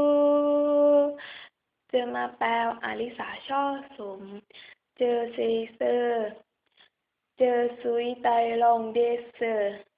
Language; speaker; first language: French; non-native, learner; Thai